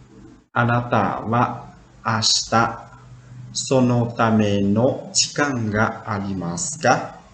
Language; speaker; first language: Japanese; non-native, fluent; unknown